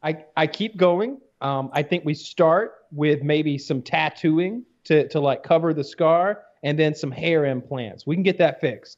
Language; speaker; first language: English; native; English